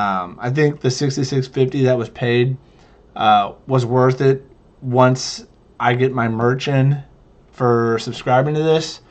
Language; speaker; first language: English; native; English